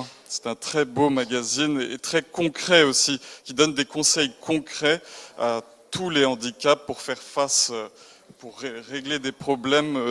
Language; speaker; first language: French; native; French